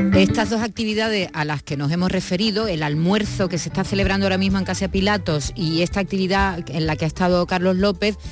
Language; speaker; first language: Spanish; native; Spanish